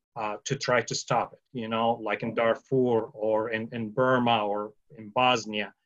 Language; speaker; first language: English; early bilingual, other home language; Arabic